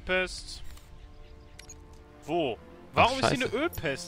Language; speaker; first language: German; native; German